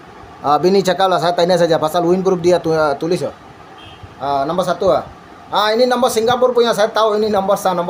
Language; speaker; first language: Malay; non-native, learner; Bangla